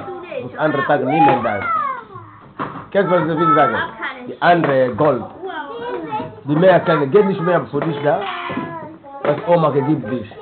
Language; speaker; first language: German; non-native, learner; Lingala